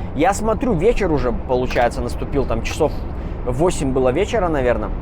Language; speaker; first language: Russian; native; Russian